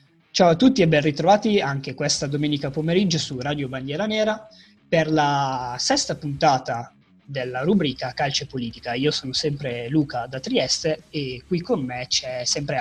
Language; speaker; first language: Italian; native; Italian